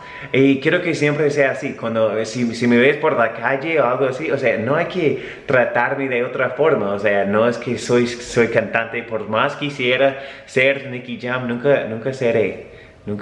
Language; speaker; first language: Spanish; native; Spanish